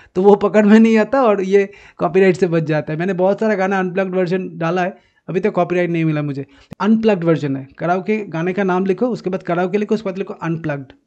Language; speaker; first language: Hindi; non-native, local second language; Bangla